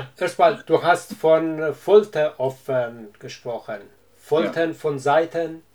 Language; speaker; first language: German; non-native, learner; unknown